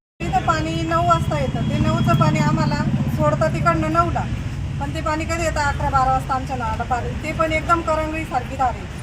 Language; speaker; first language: Marathi; native; Marathi